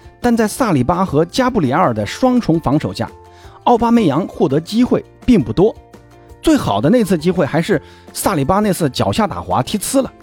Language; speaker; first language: Chinese; native; Chinese